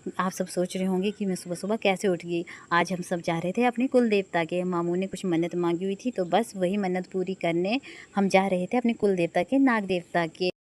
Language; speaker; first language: Hindi; non-native, local second language; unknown